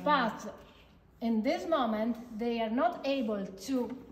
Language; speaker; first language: English; non-native, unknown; Italian